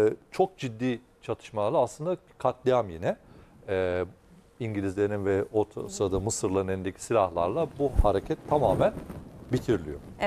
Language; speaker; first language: Turkish; native; Turkish